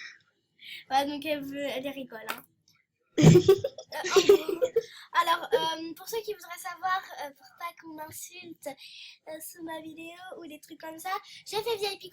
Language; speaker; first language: French; native; French